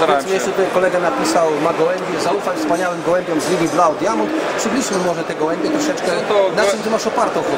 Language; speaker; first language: Polish; native; Polish